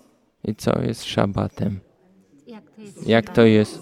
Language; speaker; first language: Polish; early bilingual, heritage; Polish